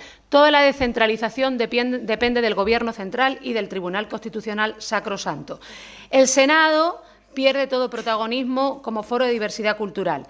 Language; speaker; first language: Spanish; native; Spanish